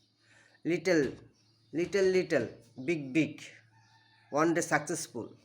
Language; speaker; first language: English; non-native, learner; Bangla